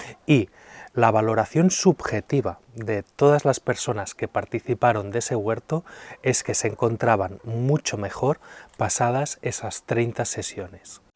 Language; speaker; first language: Spanish; native; Spanish